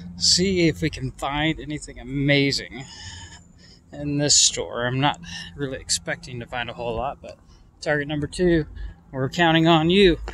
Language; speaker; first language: English; native; English